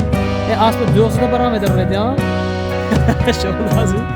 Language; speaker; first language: Persian; native; Persian